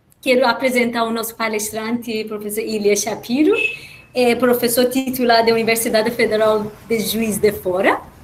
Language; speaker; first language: Portuguese; non-native, fluent; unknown